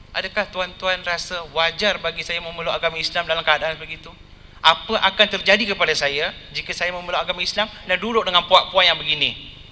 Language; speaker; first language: Malay; non-native, local second language; Tamil